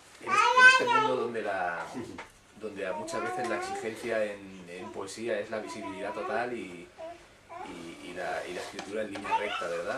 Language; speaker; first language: Spanish; native; Spanish